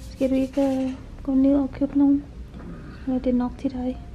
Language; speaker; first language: Danish; non-native, learner; Thai